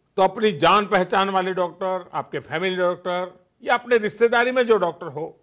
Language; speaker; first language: Hindi; native; Hindi